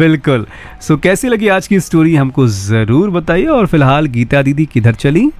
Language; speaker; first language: Hindi; native; Hindi